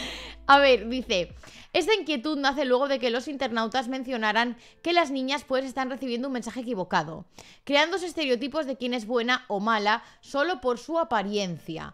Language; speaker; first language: Spanish; native; Spanish